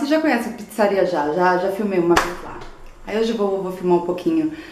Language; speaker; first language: Portuguese; native; Portuguese